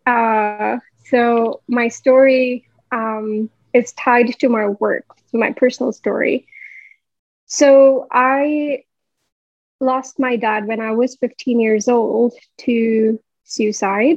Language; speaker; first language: English; non-native, local second language; Hindi